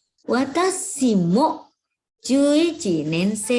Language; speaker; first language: Japanese; non-native, fluent; Indonesian